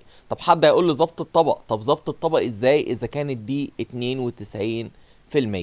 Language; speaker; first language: Arabic; native; Arabic